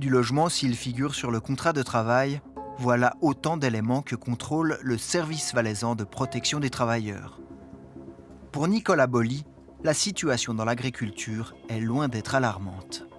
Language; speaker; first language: French; native; French